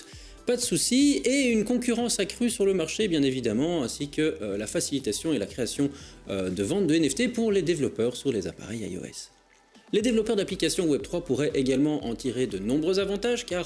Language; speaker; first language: French; native; French